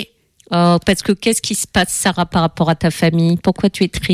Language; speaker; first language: French; native; French